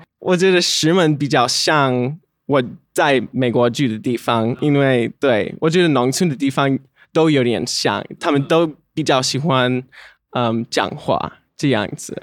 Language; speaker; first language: Chinese; non-native, learner; English